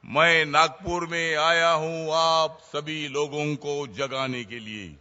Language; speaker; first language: Hindi; non-native, local second language; Marathi